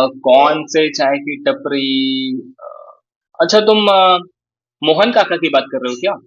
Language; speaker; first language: Hindi; native; Hindi